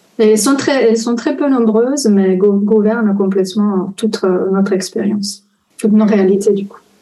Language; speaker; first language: French; non-native, fluent; Italian